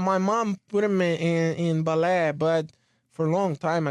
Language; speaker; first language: English; non-native, learner; Portuguese